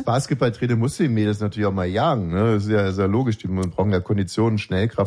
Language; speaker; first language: German; native; German